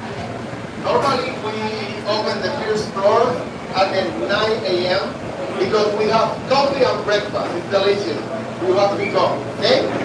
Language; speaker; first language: English; non-native, learner; Spanish